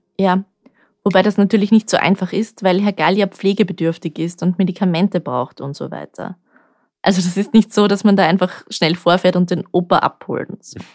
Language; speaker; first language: German; native; German